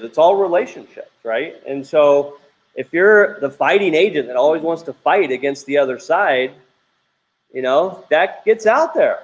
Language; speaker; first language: English; native; English